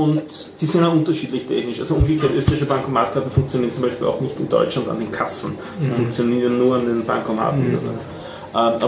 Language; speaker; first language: German; native; German